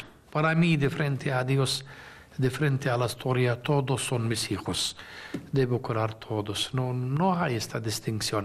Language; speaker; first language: Spanish; non-native, fluent; Arabic